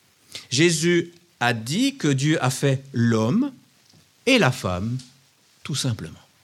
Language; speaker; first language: French; native; French